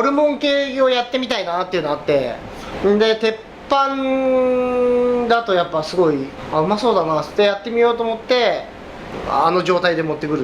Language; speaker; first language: Japanese; native; Japanese